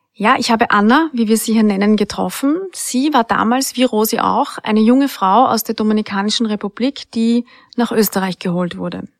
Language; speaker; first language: German; native; German